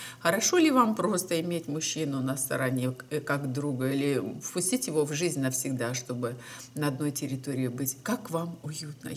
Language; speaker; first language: Russian; native; Russian